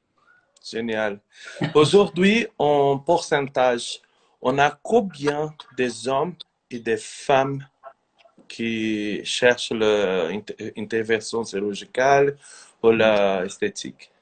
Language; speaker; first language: French; non-native, fluent; Portuguese